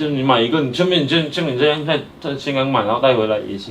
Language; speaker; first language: Chinese; native; Chinese